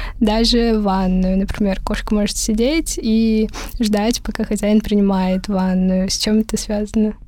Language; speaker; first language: Russian; native; Russian